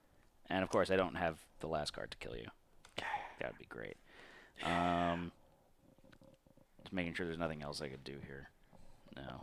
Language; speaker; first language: English; native; English